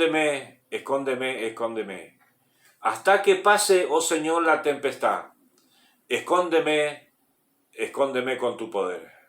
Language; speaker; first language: Spanish; native; Spanish